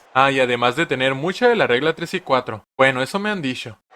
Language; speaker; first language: Spanish; native; Spanish